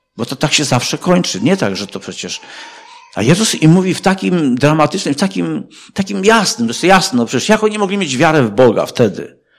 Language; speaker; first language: Polish; native; Polish